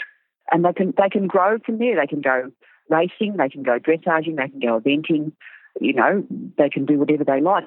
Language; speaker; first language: English; native; English